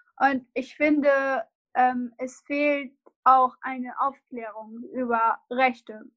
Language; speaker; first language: German; non-native, fluent; Arabic